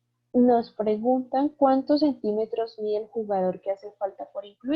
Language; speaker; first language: Spanish; native; Spanish